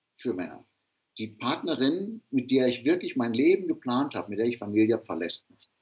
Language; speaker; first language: German; native; German